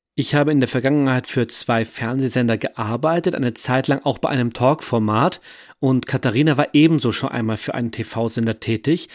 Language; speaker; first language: German; native; German